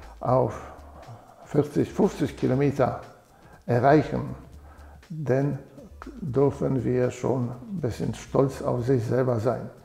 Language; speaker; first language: German; non-native, fluent; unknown